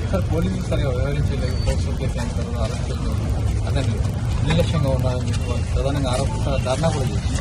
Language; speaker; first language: Telugu; native; Telugu